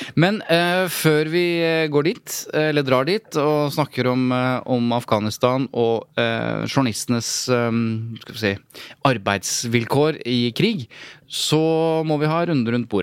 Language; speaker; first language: Norwegian; native; Norwegian